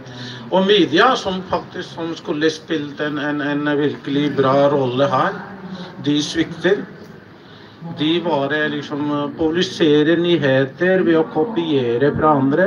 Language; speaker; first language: Norwegian; non-native, fluent; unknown